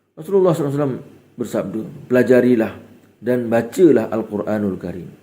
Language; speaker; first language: Malay; native; Malay